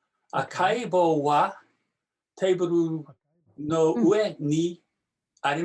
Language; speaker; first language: Japanese; non-native, learner; English